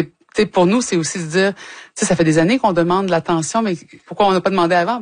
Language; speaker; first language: French; native; French